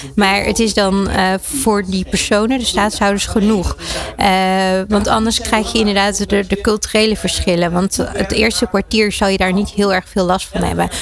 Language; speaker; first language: Dutch; early bilingual, other home language; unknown